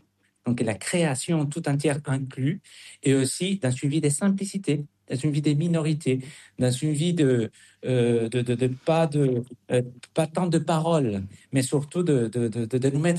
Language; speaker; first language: French; non-native, fluent; Spanish